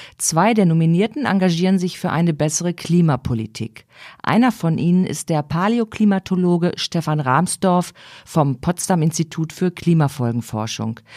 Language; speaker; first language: German; native; German